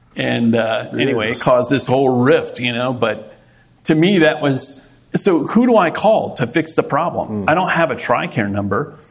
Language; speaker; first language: English; native; English